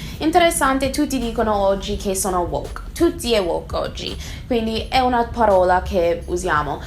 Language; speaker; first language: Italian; non-native, fluent; English